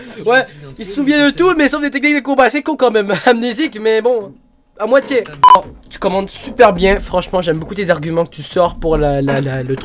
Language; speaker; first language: French; native; French